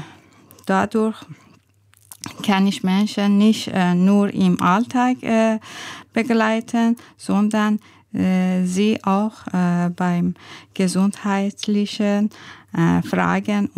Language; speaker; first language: German; non-native, fluent; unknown